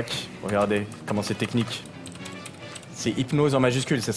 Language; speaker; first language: French; native; French